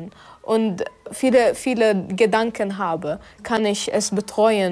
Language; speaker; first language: German; non-native, learner; Arabic